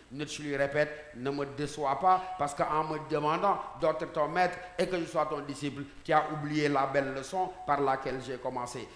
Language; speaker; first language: French; non-native, local second language; Wolof